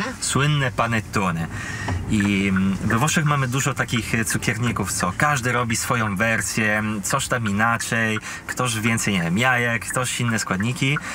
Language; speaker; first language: Polish; non-native, fluent; Italian